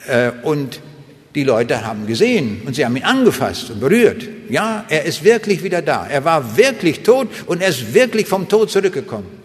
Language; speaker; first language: German; native; German